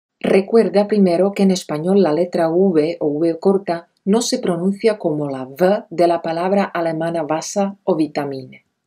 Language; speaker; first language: Spanish; non-native, fluent; Czech